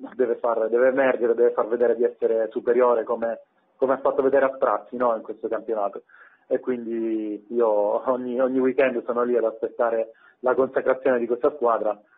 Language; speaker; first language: Italian; native; Italian